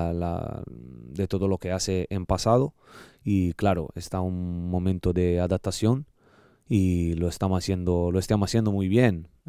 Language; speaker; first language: Spanish; non-native, learner; Italian